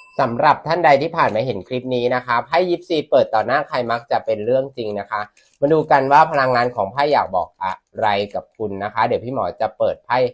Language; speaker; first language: Thai; native; Thai